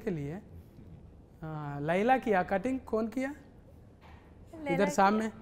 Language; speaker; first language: Hindi; non-native, local second language; Telugu